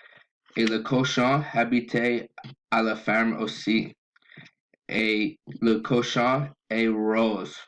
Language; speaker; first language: French; non-native, learner; English